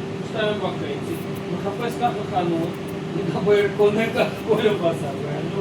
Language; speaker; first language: Hebrew; non-native, learner; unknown